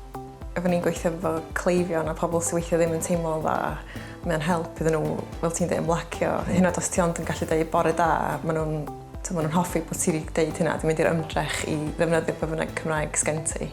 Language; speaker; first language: Welsh; native; Welsh